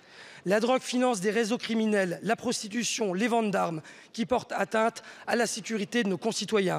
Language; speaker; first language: French; native; French